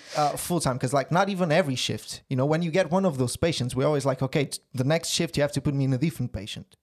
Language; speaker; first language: English; non-native, fluent; Portuguese